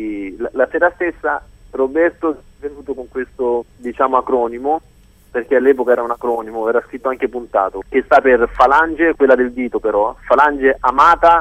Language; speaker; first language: Italian; native; Italian